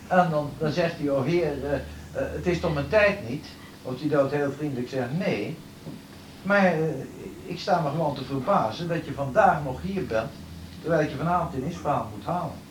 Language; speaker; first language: Dutch; native; Dutch